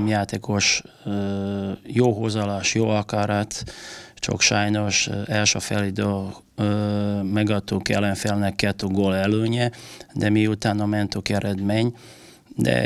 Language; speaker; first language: Hungarian; non-native, learner; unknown